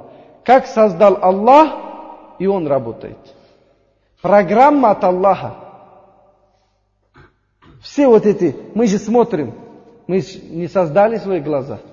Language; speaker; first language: Russian; non-native, learner; Uzbek